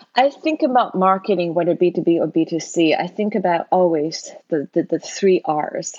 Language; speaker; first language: English; non-native, fluent; Chinese